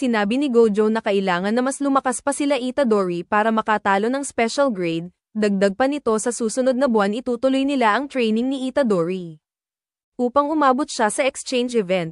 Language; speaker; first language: Filipino; native; Filipino